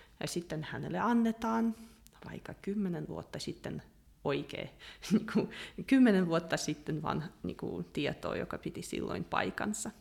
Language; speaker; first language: Finnish; non-native, fluent; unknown